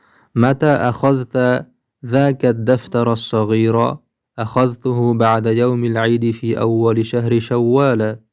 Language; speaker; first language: Arabic; non-native, fluent; Uzbek